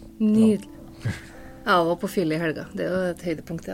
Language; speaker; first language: Norwegian; native; Norwegian